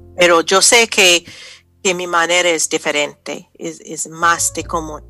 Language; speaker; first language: Spanish; non-native, fluent; English